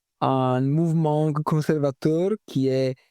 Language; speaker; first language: French; non-native, fluent; Italian